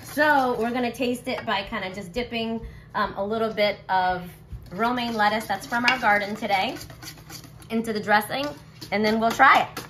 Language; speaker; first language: English; early bilingual, other home language; Portuguese